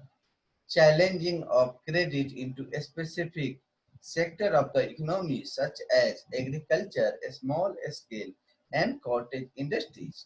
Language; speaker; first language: English; non-native, local second language; Hindi